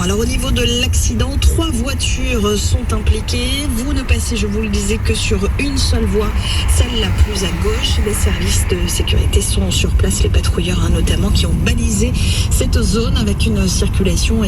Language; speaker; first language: French; native; French